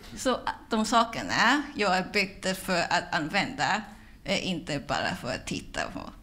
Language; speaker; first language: Swedish; non-native, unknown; Cantonese